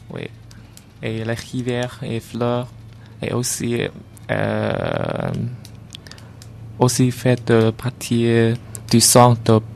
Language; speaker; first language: French; non-native, learner; Chinese